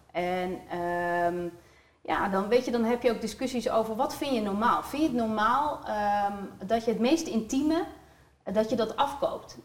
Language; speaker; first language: Dutch; native; Dutch